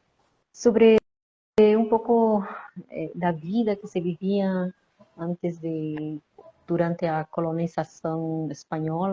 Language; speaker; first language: Portuguese; non-native, fluent; Spanish